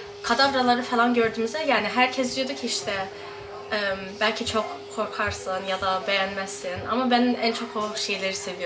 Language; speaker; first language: Turkish; early bilingual, heritage; Turkish